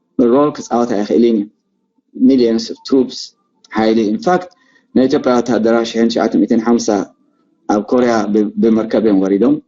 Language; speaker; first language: Tigrinya; non-native, local second language; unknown